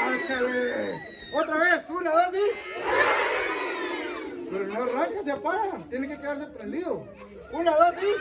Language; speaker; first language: Spanish; native; Spanish